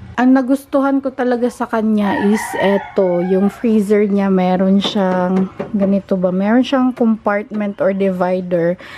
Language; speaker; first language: Filipino; non-native, local second language; Cebuano